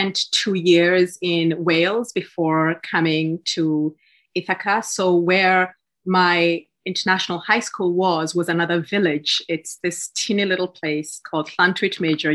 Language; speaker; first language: English; non-native, local second language; Gusii